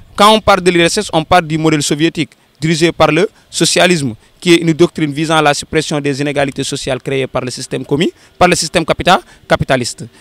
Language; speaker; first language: French; non-native, local second language; Wolof